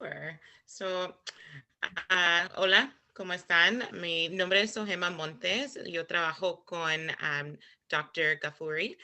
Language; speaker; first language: Spanish; early bilingual, heritage; Spanish